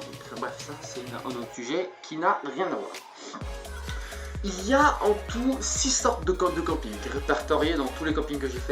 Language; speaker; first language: French; native; French